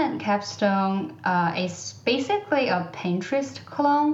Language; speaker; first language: English; non-native, fluent; Chinese